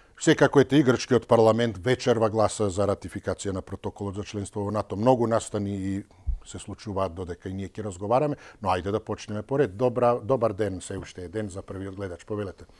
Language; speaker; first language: Macedonian; native; Macedonian